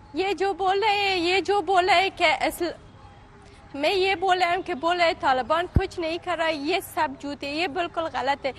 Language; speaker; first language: Hindi; non-native, fluent; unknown